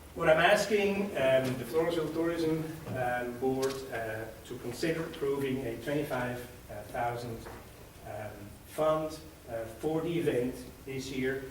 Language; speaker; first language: English; non-native, fluent; Swiss German